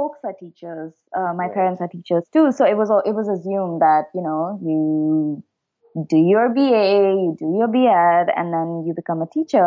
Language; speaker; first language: English; non-native, local second language; Hindi